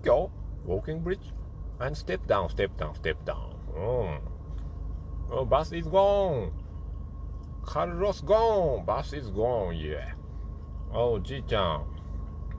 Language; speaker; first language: English; non-native, learner; Japanese